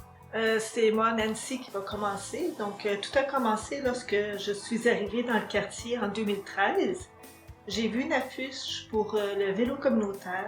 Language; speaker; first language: French; native; French